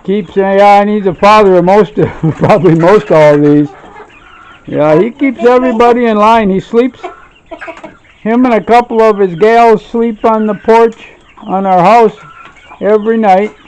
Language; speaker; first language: English; native; English